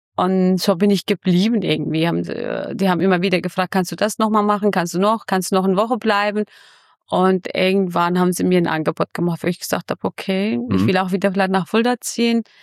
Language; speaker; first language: German; non-native, fluent; Kurdish